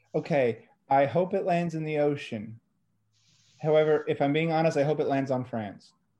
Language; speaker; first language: English; early bilingual, other home language; French